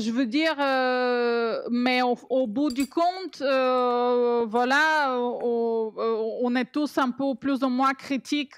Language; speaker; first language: French; non-native, fluent; Bulgarian